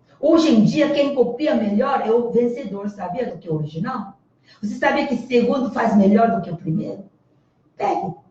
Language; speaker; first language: Portuguese; early bilingual, other home language; Korean